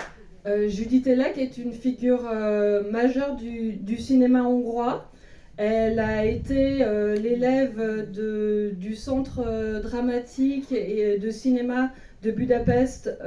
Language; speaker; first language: French; native; French